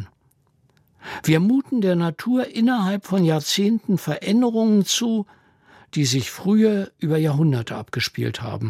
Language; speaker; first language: German; native; German